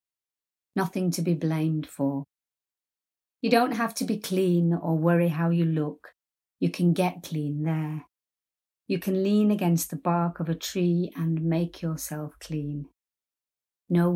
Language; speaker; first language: English; native; English